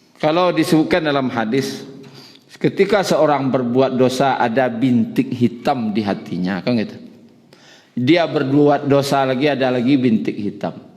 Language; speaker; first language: Malay; non-native, local second language; Minangkabau